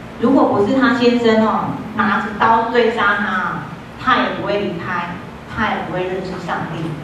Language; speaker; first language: Chinese; native; Chinese